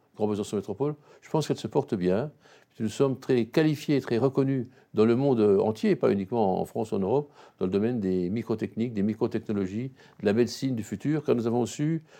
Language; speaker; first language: French; native; French